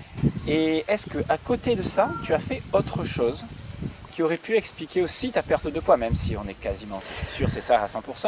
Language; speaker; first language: French; native; French